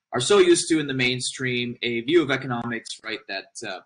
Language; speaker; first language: English; native; English